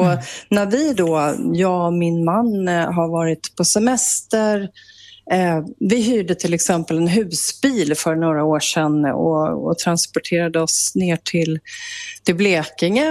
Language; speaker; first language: Swedish; native; Swedish